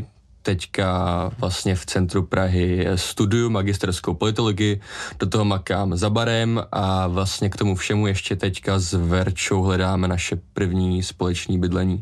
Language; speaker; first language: Czech; native; Czech